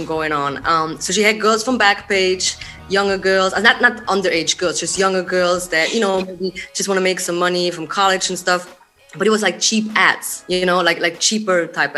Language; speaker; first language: English; non-native, fluent; Swiss German